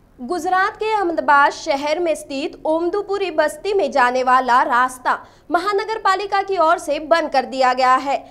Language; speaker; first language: Hindi; non-native, local second language; Marathi